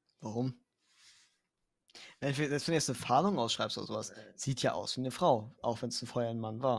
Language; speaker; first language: German; native; German